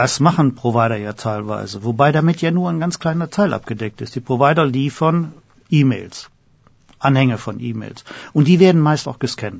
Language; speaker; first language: German; native; German